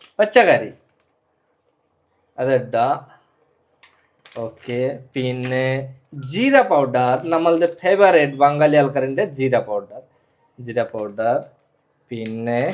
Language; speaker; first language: Malayalam; non-native, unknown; Bangla